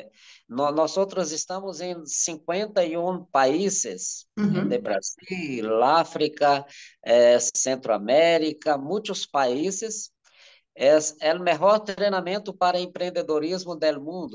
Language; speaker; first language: Spanish; non-native, learner; Portuguese